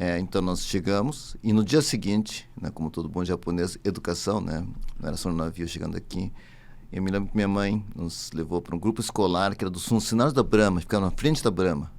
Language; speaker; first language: Portuguese; early bilingual, other home language; Japanese